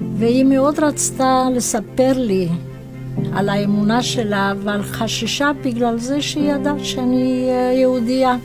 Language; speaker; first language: Hebrew; non-native, fluent; Romanian